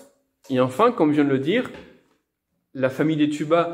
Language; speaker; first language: French; native; French